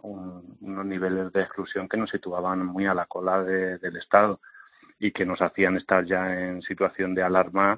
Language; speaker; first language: Spanish; native; Spanish